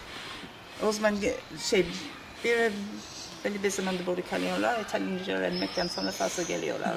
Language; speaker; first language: Turkish; non-native, learner; Italian